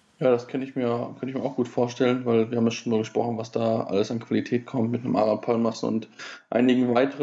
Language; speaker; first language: German; native; German